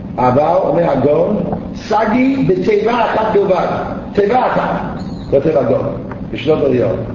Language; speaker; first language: Hebrew; native; Hebrew